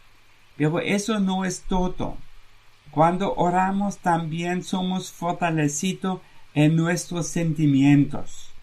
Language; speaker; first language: Spanish; non-native, fluent; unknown